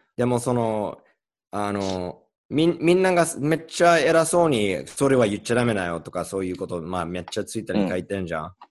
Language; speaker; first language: Japanese; non-native, fluent; English